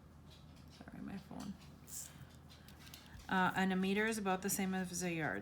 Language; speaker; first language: English; native; English